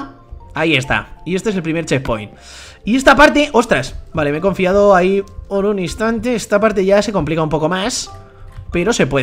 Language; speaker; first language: Spanish; native; Spanish